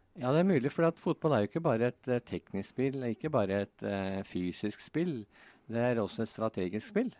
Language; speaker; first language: Norwegian; native; Norwegian